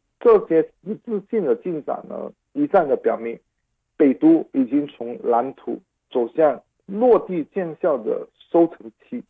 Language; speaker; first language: Chinese; non-native, local second language; Cantonese